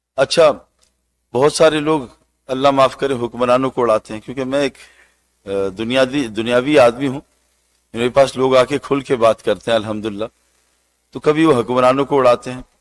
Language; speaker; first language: Urdu; native; Urdu